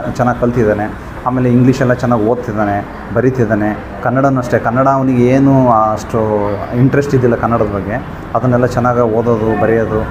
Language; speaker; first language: Kannada; native; Kannada